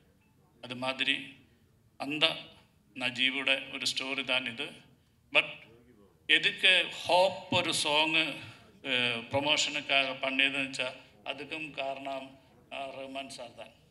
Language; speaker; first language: Tamil; non-native, learner; Malayalam